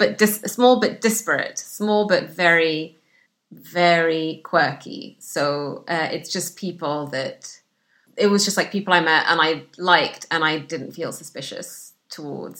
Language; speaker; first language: English; non-native, fluent; Arabic